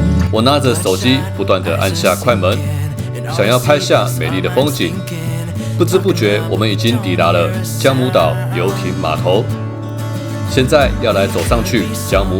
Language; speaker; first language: Chinese; native; Chinese